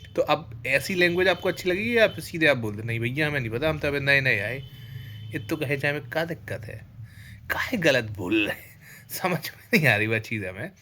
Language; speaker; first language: Hindi; native; Hindi